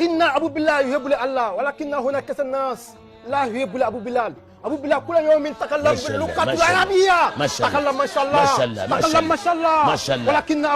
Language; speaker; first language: Arabic; non-native, learner; Wolof